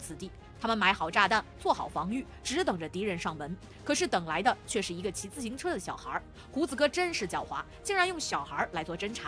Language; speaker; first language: Chinese; native; Chinese